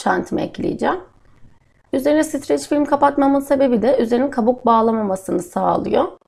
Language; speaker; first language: Turkish; native; Turkish